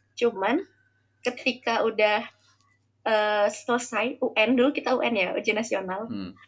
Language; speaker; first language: Indonesian; native; Indonesian